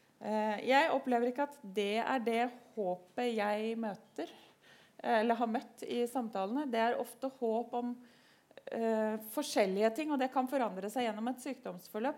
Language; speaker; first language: Norwegian; native; Norwegian